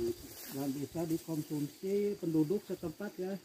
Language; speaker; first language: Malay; non-native, local second language; Sundanese